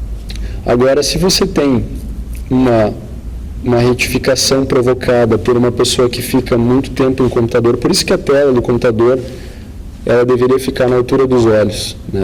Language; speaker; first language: Portuguese; native; Portuguese